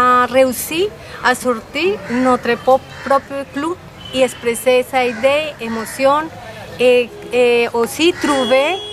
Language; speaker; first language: French; non-native, learner; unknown